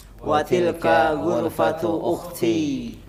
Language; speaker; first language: Arabic; non-native, learner; Indonesian